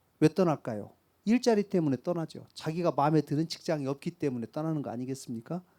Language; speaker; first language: Korean; native; Korean